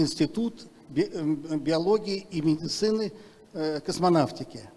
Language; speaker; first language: Russian; native; Russian